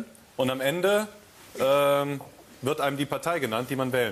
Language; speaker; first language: German; native; German